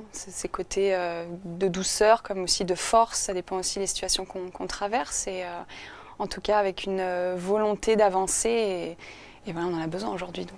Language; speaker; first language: French; native; French